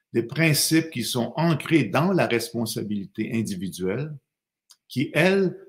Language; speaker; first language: French; native; French